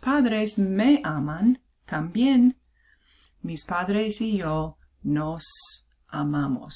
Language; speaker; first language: Spanish; non-native, fluent; English